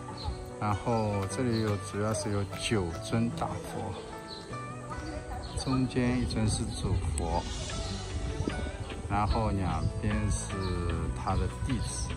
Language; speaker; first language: Chinese; native; Chinese